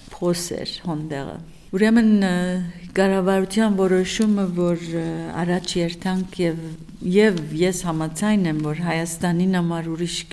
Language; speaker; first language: Armenian; early bilingual, heritage; Armenian